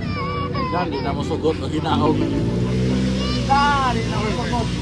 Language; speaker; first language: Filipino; non-native, local second language; Cebuano